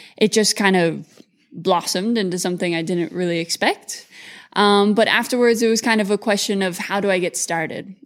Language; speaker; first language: English; native; English